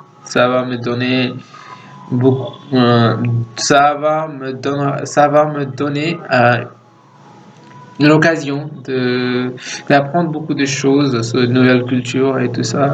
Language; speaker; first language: French; non-native, fluent; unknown